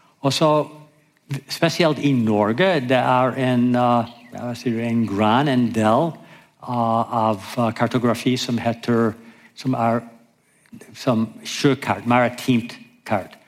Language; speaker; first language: Norwegian; non-native, fluent; English